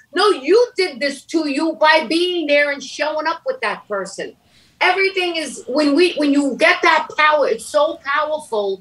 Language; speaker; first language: English; native; English